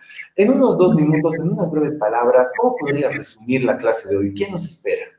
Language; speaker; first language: Spanish; native; Spanish